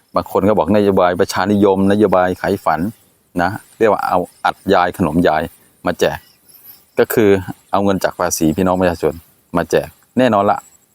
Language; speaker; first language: Thai; native; Thai